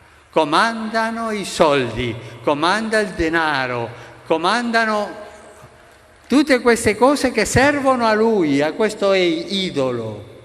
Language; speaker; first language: Italian; non-native, fluent; Spanish